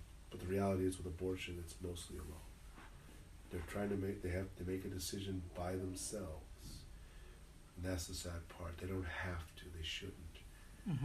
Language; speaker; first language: English; early bilingual, other home language; Spanish